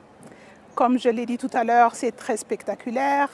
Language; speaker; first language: French; non-native, fluent; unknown